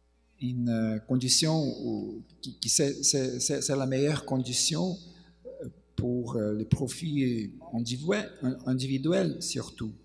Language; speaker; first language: French; non-native, fluent; Portuguese